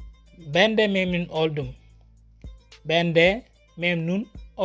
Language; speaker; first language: Turkish; non-native, fluent; Wolof